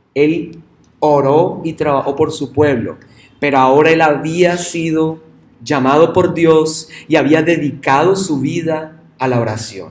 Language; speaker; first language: Spanish; native; Spanish